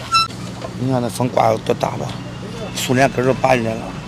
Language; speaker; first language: Chinese; native; Chinese